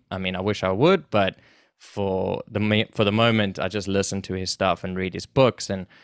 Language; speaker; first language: English; native; English